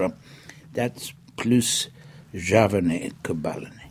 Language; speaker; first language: French; non-native, fluent; English